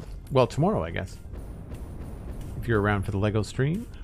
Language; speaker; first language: English; native; English